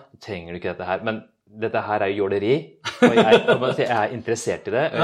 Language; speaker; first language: Norwegian; early bilingual, other home language; Urdu